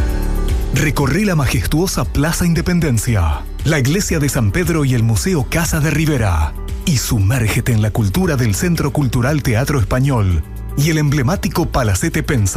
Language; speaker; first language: Spanish; native; Spanish